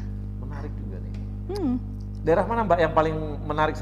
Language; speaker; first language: Indonesian; native; Indonesian